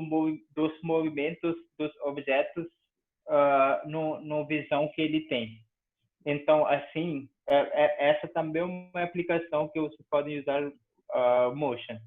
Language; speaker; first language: Portuguese; non-native, fluent; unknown